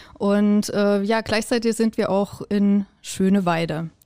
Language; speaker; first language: German; native; German